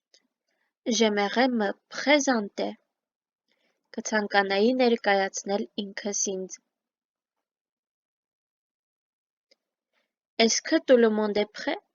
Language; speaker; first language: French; non-native, fluent; Armenian